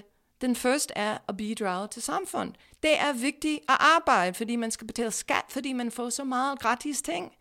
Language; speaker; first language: Danish; non-native, fluent; English